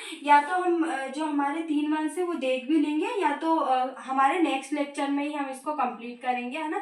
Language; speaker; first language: Hindi; native; Hindi